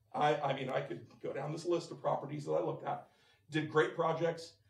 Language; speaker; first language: English; native; English